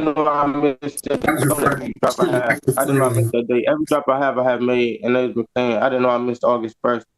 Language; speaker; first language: English; native; English